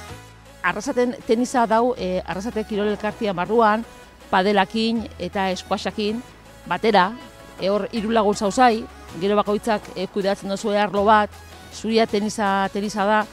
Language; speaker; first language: Basque; native; Basque